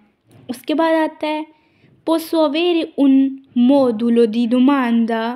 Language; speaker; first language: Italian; non-native, fluent; Urdu